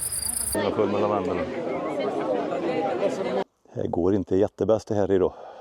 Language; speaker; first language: Swedish; native; Swedish